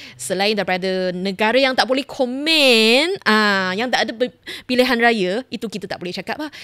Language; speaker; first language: Malay; non-native, local second language; Chinese